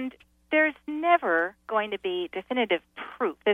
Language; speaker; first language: English; native; English